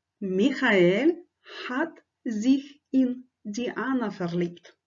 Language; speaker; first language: German; non-native, fluent; Ukrainian